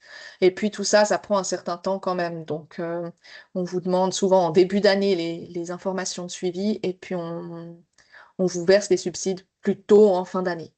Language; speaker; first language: French; native; French